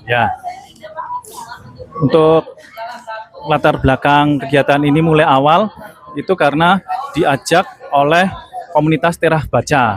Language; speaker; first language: Indonesian; native; Indonesian